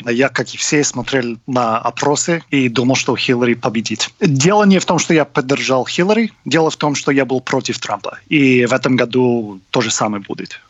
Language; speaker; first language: Russian; non-native, fluent; English